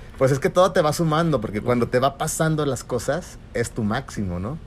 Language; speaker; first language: Spanish; native; Spanish